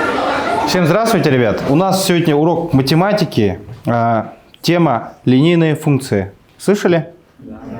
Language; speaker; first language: Russian; native; Russian